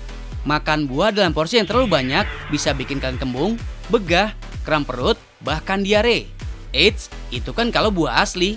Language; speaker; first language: Indonesian; native; Indonesian